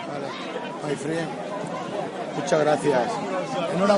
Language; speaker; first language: Spanish; native; Spanish